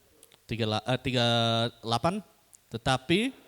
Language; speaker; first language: Indonesian; non-native, fluent; English